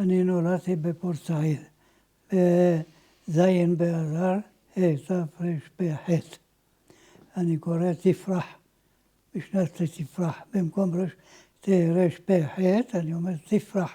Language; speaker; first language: Hebrew; non-native, fluent; Ladino